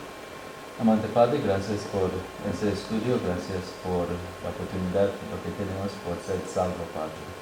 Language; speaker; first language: Spanish; non-native, fluent; English